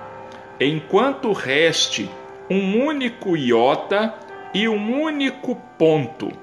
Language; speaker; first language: Portuguese; native; Portuguese